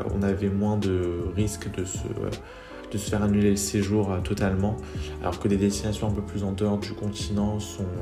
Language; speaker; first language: French; native; French